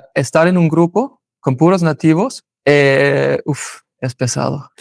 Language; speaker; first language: Spanish; non-native, fluent; German